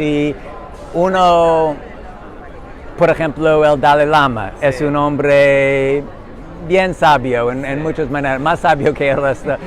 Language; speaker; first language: Spanish; non-native, learner; English